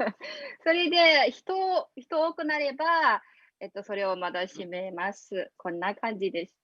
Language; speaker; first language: Japanese; non-native, fluent; Mongolian